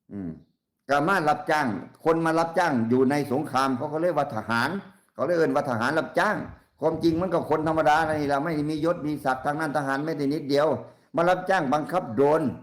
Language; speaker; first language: Thai; non-native, local second language; Lao